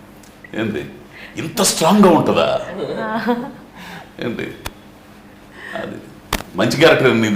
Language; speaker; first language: Telugu; native; Telugu